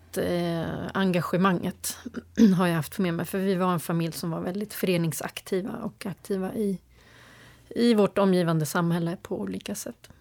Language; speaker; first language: Swedish; early bilingual, other home language; Turoyo